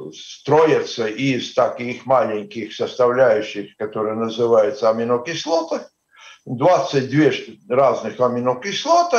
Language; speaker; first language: Russian; non-native, local second language; Latvian